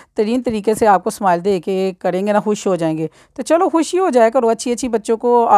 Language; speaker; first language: Urdu; non-native, local second language; Punjabi